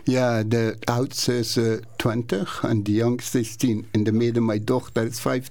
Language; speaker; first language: Dutch; non-native, learner; Persian